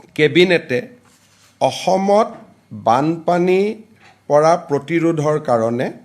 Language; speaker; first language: Assamese; native; Assamese